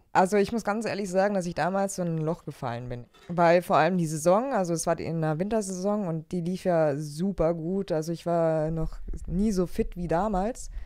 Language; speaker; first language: German; native; German